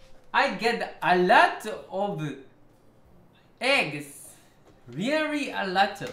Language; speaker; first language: English; non-native, learner; Japanese